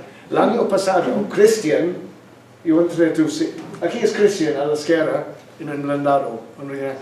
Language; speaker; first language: Spanish; non-native, learner; English